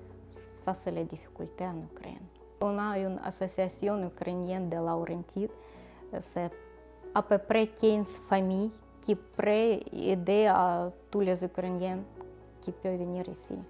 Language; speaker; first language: French; non-native, learner; Ukrainian